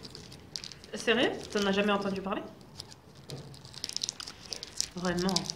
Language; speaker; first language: French; native; French